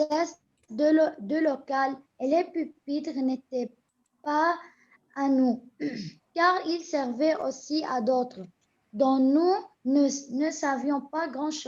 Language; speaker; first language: French; non-native, learner; Arabic